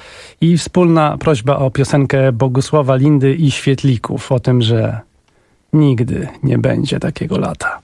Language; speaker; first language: Polish; native; Polish